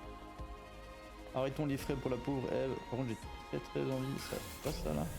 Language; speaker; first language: French; native; French